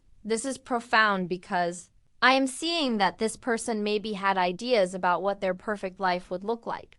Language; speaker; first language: English; native; English